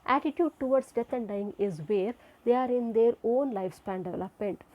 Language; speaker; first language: English; non-native, local second language; Kannada